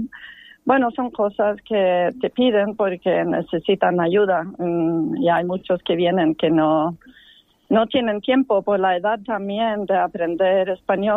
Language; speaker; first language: Spanish; non-native, fluent; Norwegian